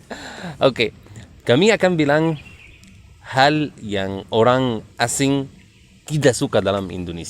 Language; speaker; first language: Indonesian; non-native, learner; Arabic